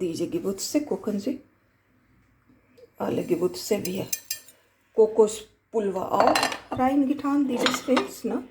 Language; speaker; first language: German; non-native, learner; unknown